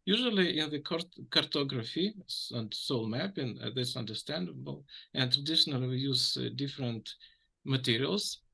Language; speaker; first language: English; non-native, fluent; Ukrainian